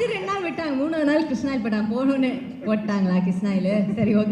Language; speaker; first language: Tamil; native; Tamil